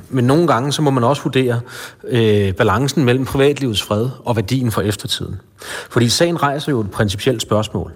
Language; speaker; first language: Danish; native; Danish